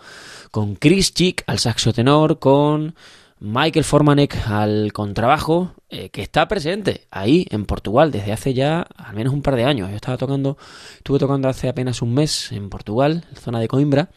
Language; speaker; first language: Spanish; native; Spanish